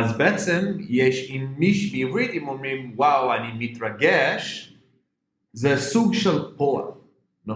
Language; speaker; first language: Hebrew; non-native, fluent; English